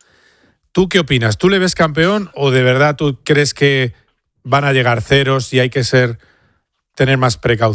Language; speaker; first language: Spanish; native; Spanish